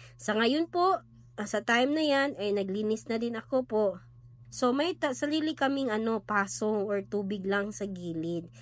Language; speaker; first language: Filipino; non-native, local second language; Cebuano